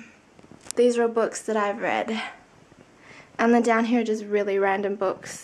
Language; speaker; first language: English; native; English